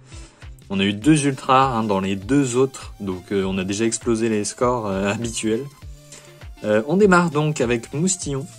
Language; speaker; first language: French; native; French